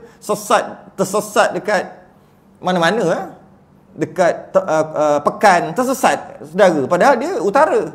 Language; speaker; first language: Malay; native; Malay